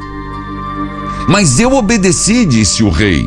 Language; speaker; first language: Portuguese; native; Portuguese